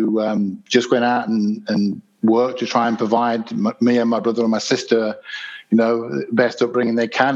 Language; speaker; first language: English; native; English